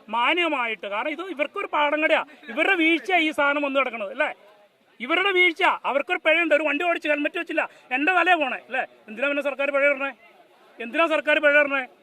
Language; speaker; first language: Malayalam; native; Malayalam